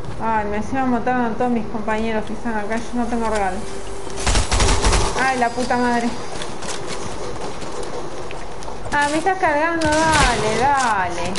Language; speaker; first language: Spanish; native; Spanish